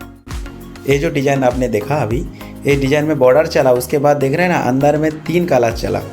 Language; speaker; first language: Hindi; non-native, local second language; Odia